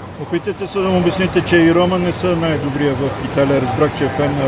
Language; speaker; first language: Bulgarian; native; Bulgarian